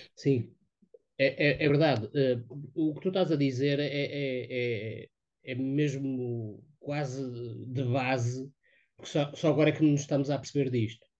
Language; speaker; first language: Portuguese; native; Portuguese